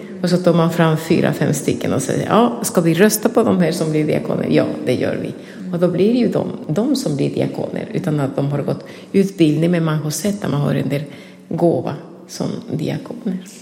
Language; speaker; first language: Swedish; non-native, fluent; Spanish